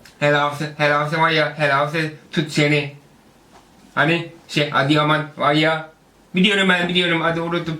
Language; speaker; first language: Turkish; non-native, learner; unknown